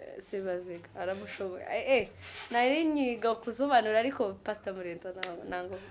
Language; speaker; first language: Kinyarwanda; non-native, fluent; Kikuyu